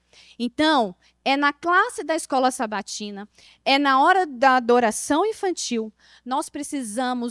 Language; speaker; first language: Portuguese; native; Portuguese